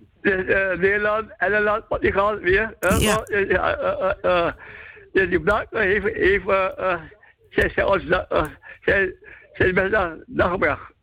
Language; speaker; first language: Dutch; non-native, local second language; Javanese